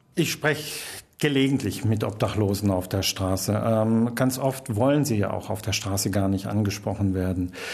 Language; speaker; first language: German; native; German